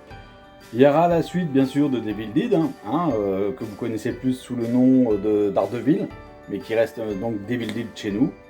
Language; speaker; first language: French; native; French